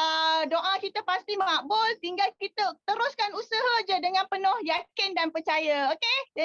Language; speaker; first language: Malay; native; Malay